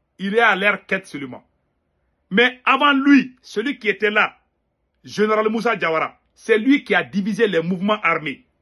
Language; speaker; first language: French; non-native, local second language; Bambara